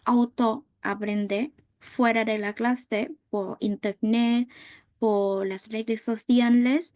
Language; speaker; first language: Spanish; non-native, fluent; Vietnamese